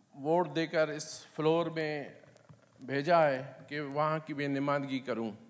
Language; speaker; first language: Urdu; non-native, local second language; Sindhi